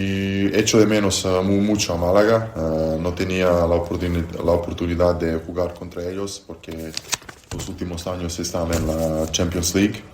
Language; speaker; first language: Spanish; non-native, fluent; Serbian